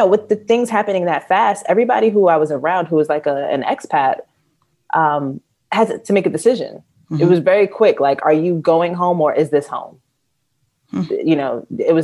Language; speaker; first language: English; native; English